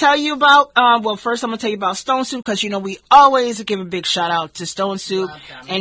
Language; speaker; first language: English; native; English